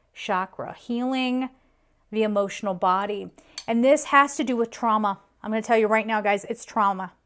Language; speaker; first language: English; native; English